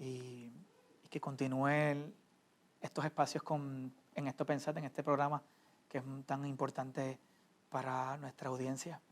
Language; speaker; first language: Spanish; native; Spanish